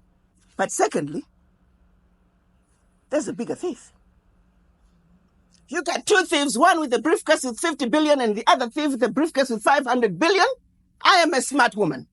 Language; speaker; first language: English; non-native, local second language; Shona